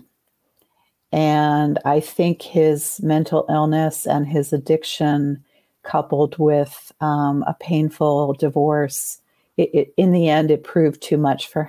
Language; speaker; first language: English; native; English